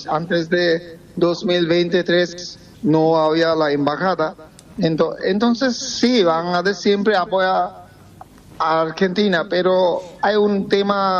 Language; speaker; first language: Spanish; non-native, fluent; Bangla